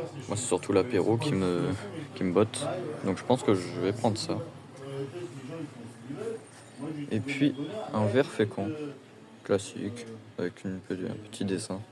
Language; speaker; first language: French; native; French